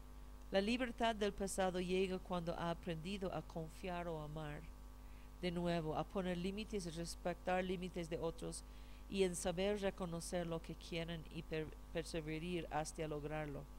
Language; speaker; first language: Spanish; non-native, fluent; English